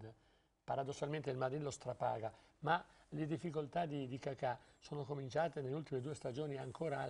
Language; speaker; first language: Italian; native; Italian